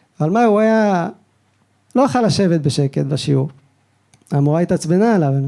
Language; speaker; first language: Hebrew; early bilingual, other home language; French